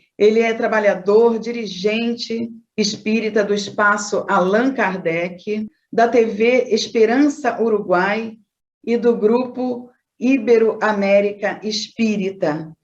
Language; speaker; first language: Portuguese; native; Portuguese